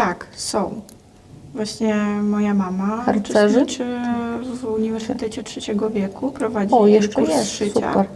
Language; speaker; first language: Polish; non-native, fluent; Russian